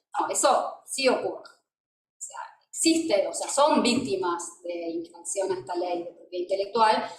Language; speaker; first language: Spanish; native; Spanish